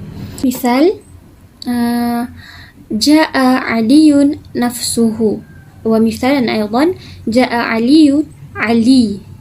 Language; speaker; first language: Arabic; non-native, learner; Malay